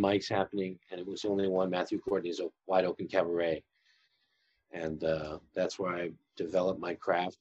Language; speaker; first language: English; native; English